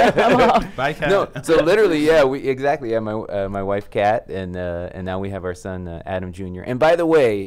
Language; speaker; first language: English; native; English